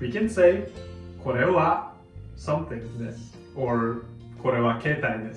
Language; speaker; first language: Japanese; non-native, fluent; Filipino